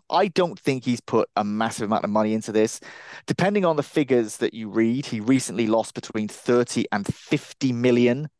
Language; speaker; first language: English; native; English